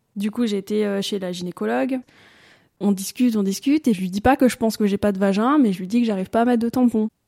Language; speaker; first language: French; native; French